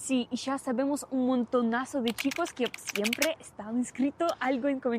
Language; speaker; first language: Spanish; non-native, fluent; Russian